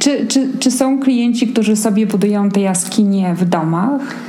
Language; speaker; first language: Polish; native; Polish